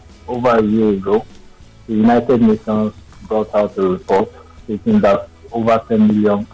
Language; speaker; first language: English; non-native, local second language; Igbo